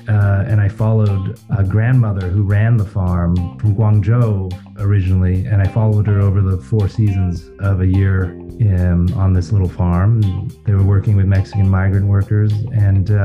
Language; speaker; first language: English; native; English